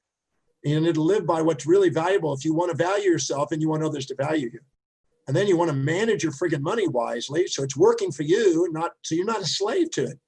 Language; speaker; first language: English; native; English